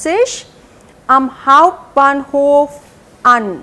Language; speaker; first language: German; non-native, fluent; Hindi